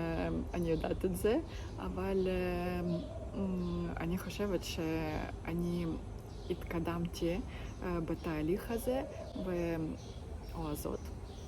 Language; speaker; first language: Hebrew; non-native, learner; Ukrainian